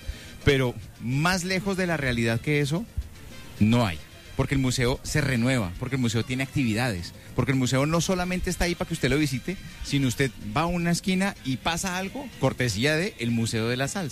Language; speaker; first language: Spanish; native; Spanish